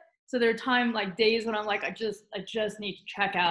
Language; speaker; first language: English; early bilingual, other home language; Romanian